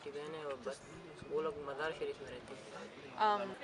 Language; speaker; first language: Hindi; non-native, fluent; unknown